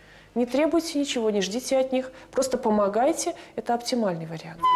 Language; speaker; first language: Russian; native; Russian